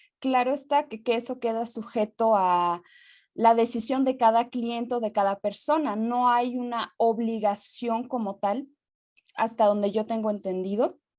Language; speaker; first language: Spanish; native; Spanish